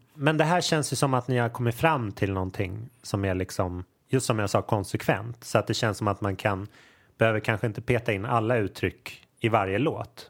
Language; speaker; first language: Swedish; native; Swedish